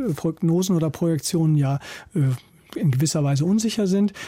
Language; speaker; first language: German; native; German